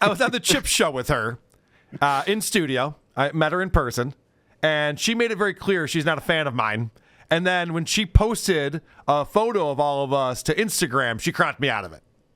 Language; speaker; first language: English; native; English